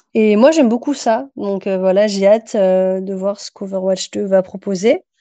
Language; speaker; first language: French; native; French